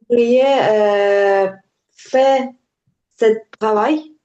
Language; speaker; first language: French; non-native, learner; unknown